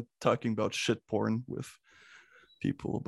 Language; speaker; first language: English; non-native, fluent; French